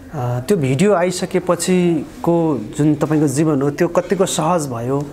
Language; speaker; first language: Nepali; native; Nepali